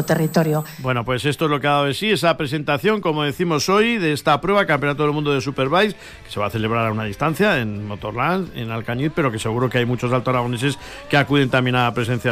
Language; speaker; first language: Spanish; native; Spanish